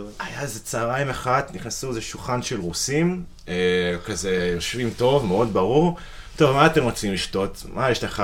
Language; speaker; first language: Hebrew; non-native, fluent; English